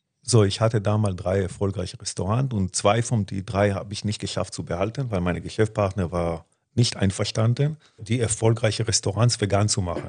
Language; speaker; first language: German; non-native, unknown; Hebrew